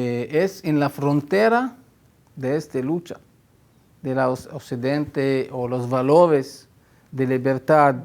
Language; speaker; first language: Spanish; non-native, fluent; Hebrew